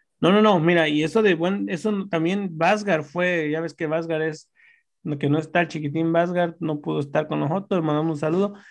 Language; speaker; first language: Spanish; native; Spanish